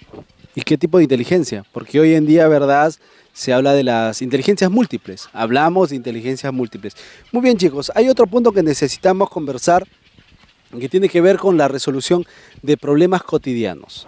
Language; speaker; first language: Spanish; native; Spanish